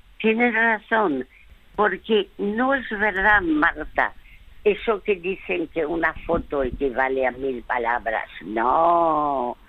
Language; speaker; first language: Spanish; early bilingual, other home language; French